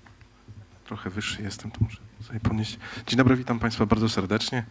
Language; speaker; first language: Polish; native; Polish